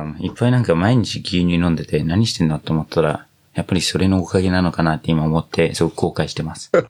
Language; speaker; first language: Japanese; non-native, fluent; English